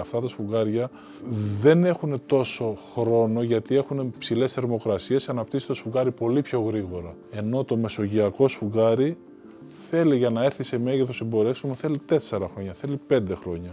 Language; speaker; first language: Greek; native; Greek